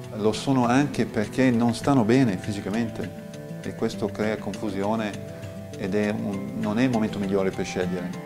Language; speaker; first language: Italian; non-native, fluent; English